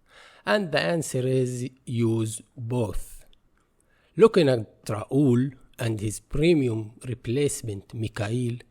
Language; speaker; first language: English; non-native, fluent; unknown